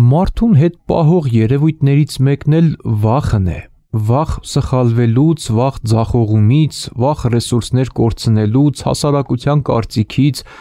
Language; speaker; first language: Armenian; native; Armenian